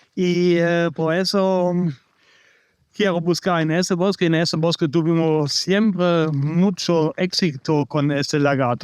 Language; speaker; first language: Spanish; non-native, learner; German